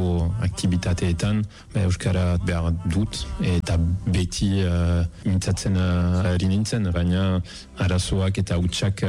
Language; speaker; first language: Basque; non-native, fluent; Italian